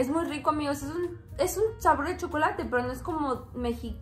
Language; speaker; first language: Spanish; native; Spanish